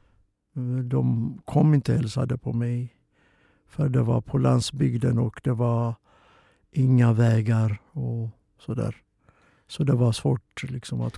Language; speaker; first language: Swedish; non-native, fluent; Oromo